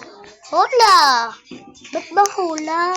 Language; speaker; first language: Filipino; native; Filipino